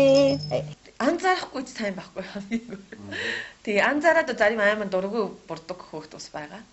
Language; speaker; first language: Mongolian; non-native, learner; Japanese